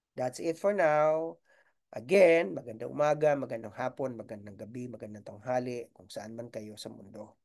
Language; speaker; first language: Filipino; non-native, local second language; Bikol